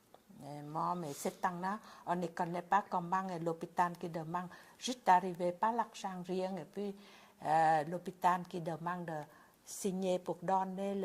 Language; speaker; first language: French; non-native, learner; Vietnamese